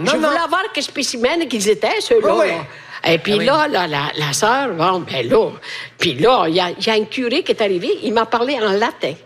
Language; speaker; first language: French; native; French